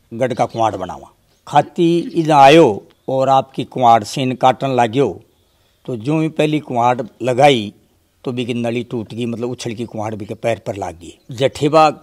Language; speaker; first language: Hindi; native; Hindi